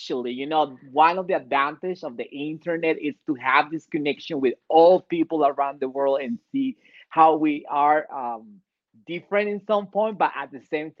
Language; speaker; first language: English; non-native, fluent; Spanish